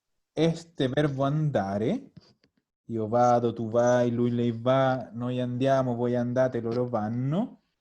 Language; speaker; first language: Italian; non-native, fluent; Spanish